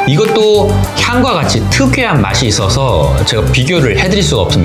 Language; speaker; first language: Korean; native; Korean